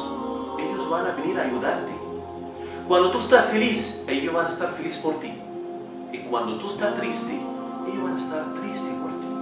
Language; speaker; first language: Spanish; non-native, fluent; Arabic